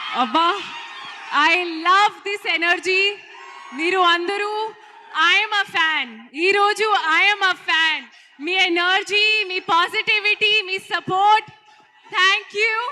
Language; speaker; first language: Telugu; non-native, learner; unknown